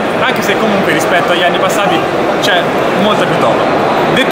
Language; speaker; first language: Italian; native; Italian